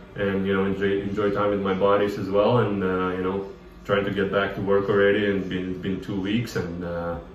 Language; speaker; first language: English; non-native, fluent; Russian